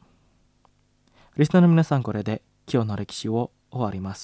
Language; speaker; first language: Japanese; non-native, fluent; Indonesian